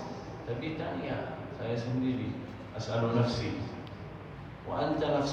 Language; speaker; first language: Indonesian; non-native, fluent; Arabic